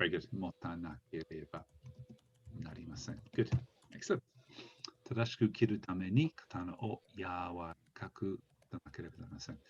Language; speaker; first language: Japanese; non-native, fluent; English